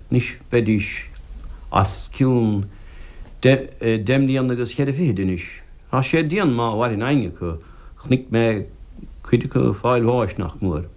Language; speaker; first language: Irish; native; Irish